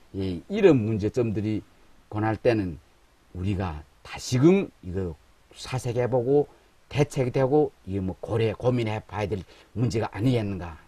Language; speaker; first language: Korean; native; Korean